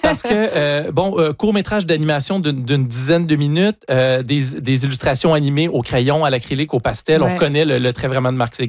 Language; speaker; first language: French; native; French